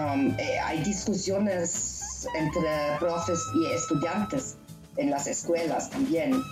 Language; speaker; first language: Spanish; non-native, learner; German